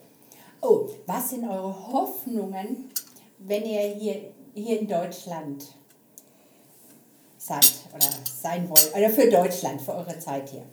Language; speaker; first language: German; non-native, fluent; English